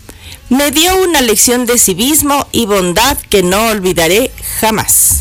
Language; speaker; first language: Spanish; native; Spanish